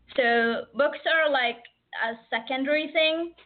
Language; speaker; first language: English; early bilingual, other home language; Arabic